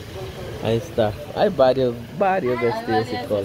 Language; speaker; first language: Spanish; native; Spanish